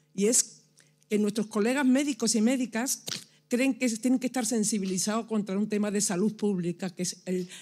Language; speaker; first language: Spanish; native; Spanish